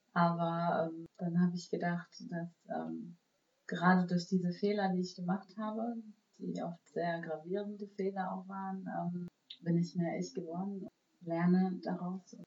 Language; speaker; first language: German; native; German